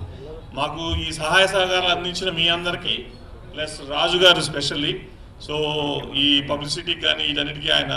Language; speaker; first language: Telugu; native; Telugu